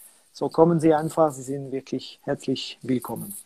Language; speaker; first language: German; non-native, local second language; French